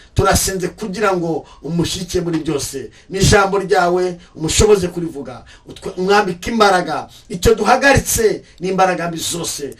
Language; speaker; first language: Kinyarwanda; native; Kinyarwanda